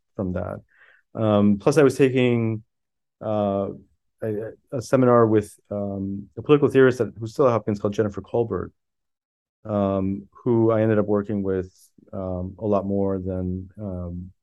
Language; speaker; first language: English; early bilingual, other home language; French